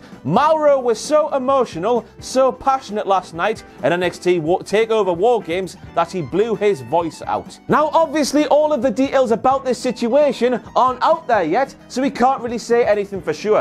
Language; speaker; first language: English; native; English